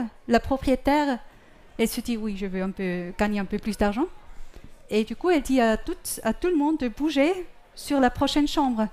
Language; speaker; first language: French; non-native, fluent; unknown